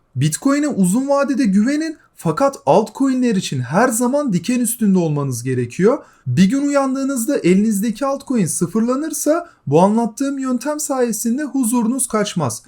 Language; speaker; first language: Turkish; native; Turkish